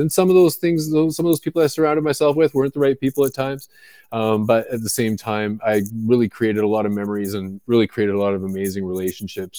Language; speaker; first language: English; native; English